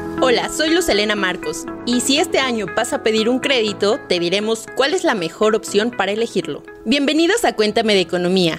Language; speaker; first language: Spanish; native; Spanish